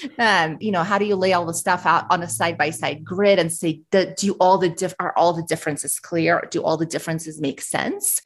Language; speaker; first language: English; early bilingual, other home language; Russian